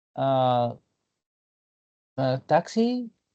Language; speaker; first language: English; non-native, learner; Spanish